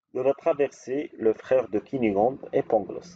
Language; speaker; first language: French; non-native, local second language; Arabic